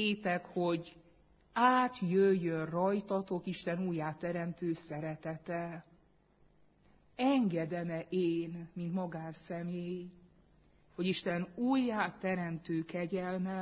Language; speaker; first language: Hungarian; native; Hungarian